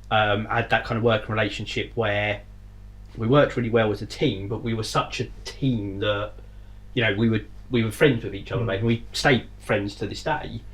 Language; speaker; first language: English; native; English